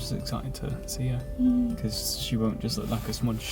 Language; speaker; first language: English; native; English